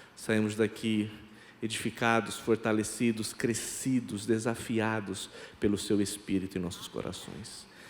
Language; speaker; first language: Portuguese; non-native, local second language; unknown